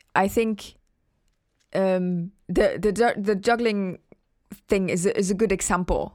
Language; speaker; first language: English; non-native, fluent; German